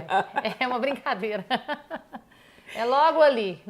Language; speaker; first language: Portuguese; native; Portuguese